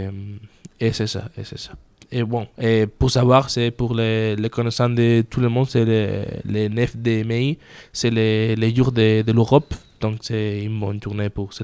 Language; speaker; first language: French; non-native, learner; Spanish